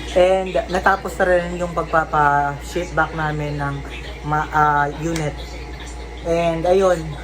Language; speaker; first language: Filipino; non-native, local second language; Cebuano